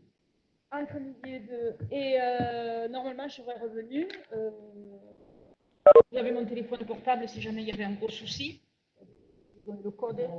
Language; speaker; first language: French; native; French